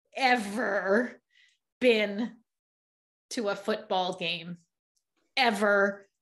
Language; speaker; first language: English; native; English